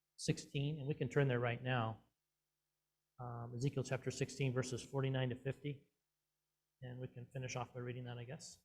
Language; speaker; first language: English; native; English